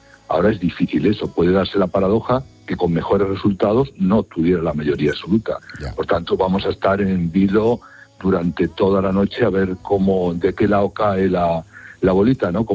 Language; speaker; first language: Spanish; native; Spanish